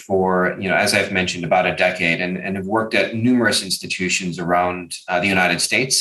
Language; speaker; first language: English; native; English